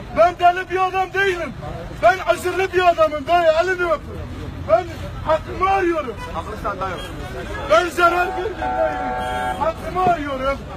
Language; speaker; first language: Turkish; native; Turkish